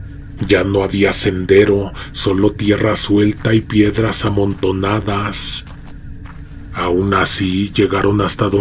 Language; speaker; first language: Spanish; native; Spanish